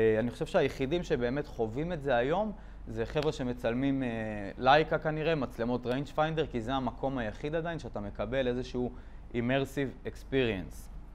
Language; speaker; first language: Hebrew; native; Hebrew